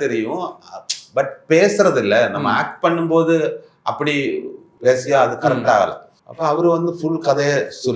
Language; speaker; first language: Tamil; non-native, learner; Malayalam